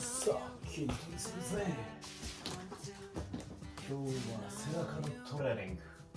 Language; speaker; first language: Japanese; native; Japanese